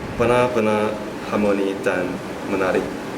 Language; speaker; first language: Indonesian; non-native, learner; Chinese